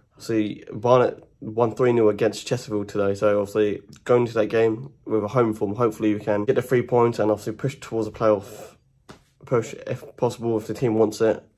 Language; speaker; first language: English; native; English